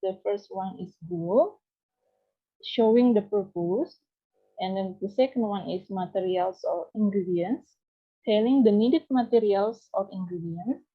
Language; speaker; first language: English; non-native, learner; Indonesian